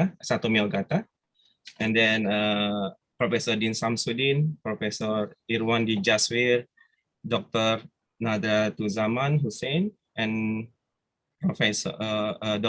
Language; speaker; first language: English; non-native, fluent; Indonesian